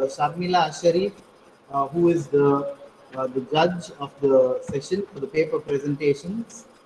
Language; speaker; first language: English; non-native, local second language; Tamil